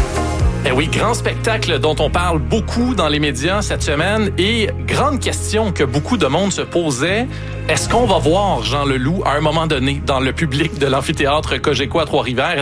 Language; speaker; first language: French; native; French